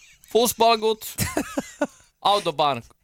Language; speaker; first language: German; non-native, learner; Finnish